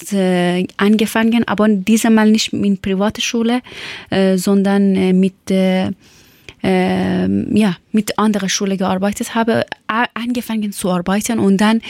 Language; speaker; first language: German; non-native, learner; Persian